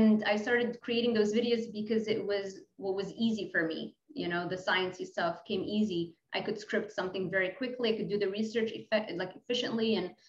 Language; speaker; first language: English; non-native, fluent; Arabic